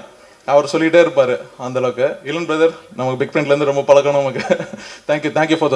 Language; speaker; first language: Tamil; native; Tamil